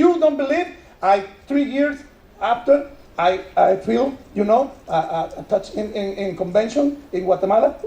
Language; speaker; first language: English; non-native, learner; Spanish